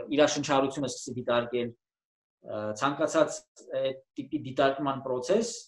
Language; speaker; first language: Armenian; native; Armenian